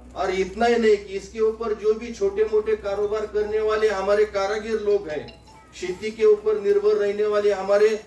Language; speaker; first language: Hindi; non-native, local second language; Marathi